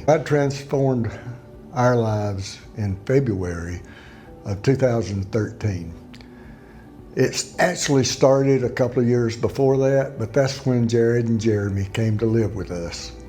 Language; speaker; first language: English; native; English